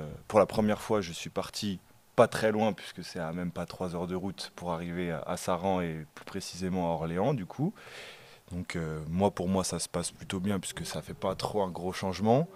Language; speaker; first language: French; native; French